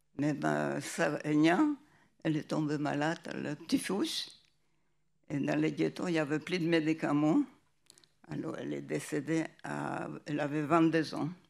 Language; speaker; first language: French; non-native, fluent; Polish